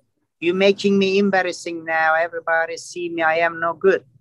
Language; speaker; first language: English; non-native, learner; Turkish